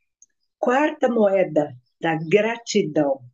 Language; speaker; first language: Portuguese; native; Portuguese